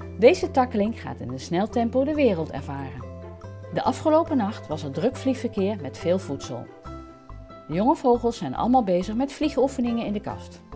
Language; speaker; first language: Dutch; native; Dutch